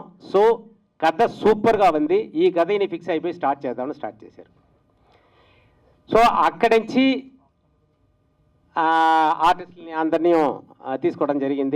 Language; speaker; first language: Telugu; native; Telugu